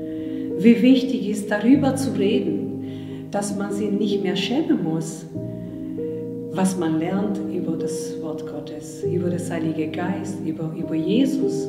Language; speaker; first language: German; non-native, fluent; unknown